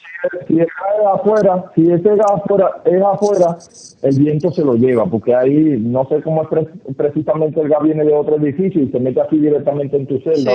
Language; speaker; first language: Spanish; native; Spanish